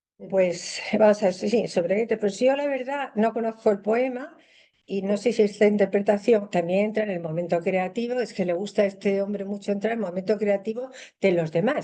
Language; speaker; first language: Spanish; native; Spanish